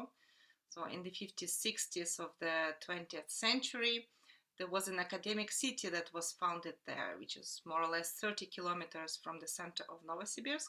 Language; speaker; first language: English; non-native, fluent; Russian